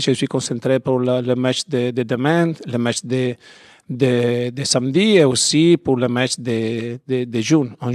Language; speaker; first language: French; non-native, learner; Italian